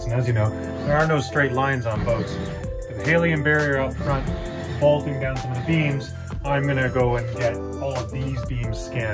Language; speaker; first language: English; native; English